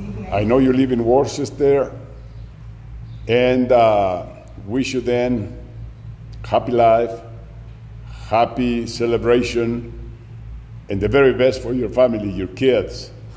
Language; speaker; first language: English; non-native, fluent; Spanish